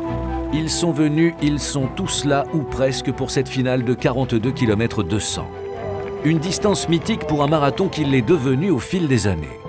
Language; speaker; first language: French; native; French